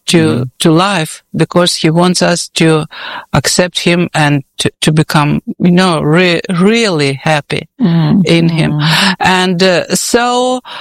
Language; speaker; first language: English; non-native, fluent; Russian